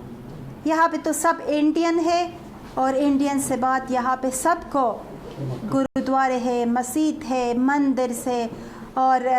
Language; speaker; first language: Hindi; non-native, fluent; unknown